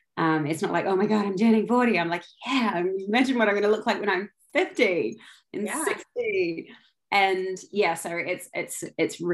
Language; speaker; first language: English; native; English